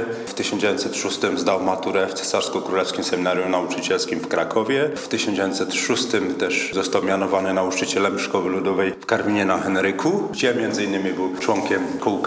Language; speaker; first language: Polish; native; Polish